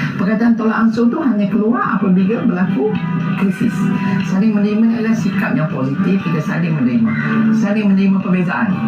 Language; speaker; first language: Malay; native; Malay